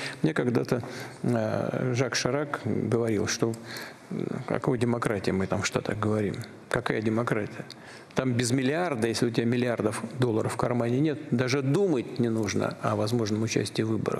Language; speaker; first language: Russian; native; Russian